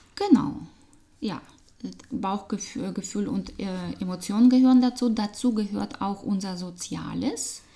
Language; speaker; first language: German; non-native, fluent; Russian